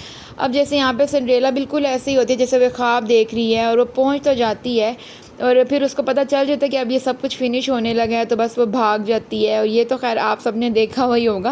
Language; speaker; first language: Urdu; native; Urdu